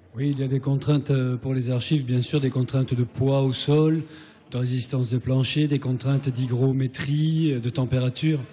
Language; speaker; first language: French; native; French